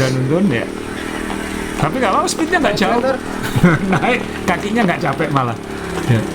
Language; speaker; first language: Indonesian; native; Indonesian